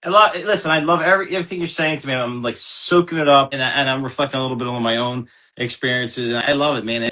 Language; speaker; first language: English; native; English